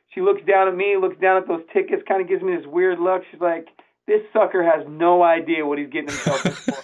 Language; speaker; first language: English; native; English